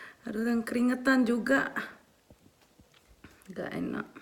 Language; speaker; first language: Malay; early bilingual, heritage; Malay